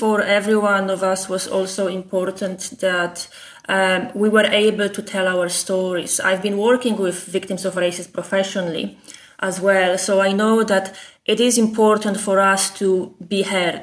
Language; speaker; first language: English; non-native, fluent; Polish